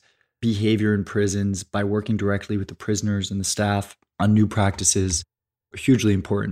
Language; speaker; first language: English; native; English